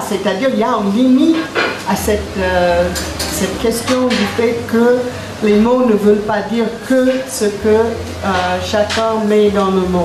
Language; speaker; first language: French; non-native, fluent; English